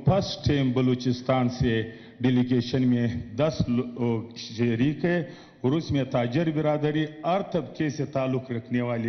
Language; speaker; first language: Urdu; non-native, local second language; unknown